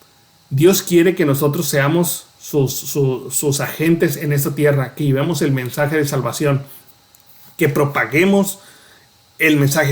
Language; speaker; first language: Spanish; native; Spanish